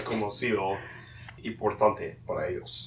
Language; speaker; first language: Spanish; non-native, learner; English